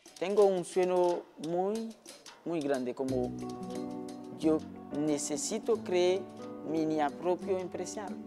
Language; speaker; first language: Spanish; non-native, learner; Haitian Creole